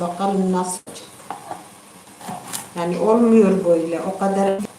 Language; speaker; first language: Turkish; non-native, local second language; Kurdish